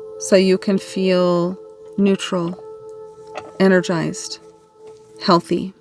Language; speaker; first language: English; native; English